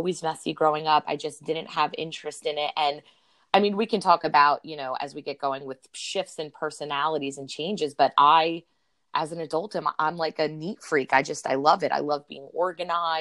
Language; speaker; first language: English; native; English